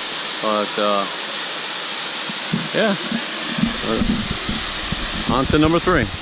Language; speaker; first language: English; native; English